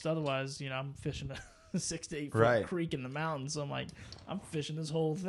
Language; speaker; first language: English; native; English